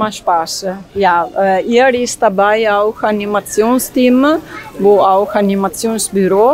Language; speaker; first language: German; non-native, learner; Italian